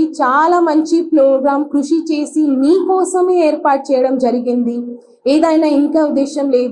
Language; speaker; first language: Telugu; non-native, fluent; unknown